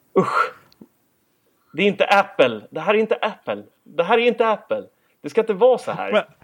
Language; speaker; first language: Swedish; native; Swedish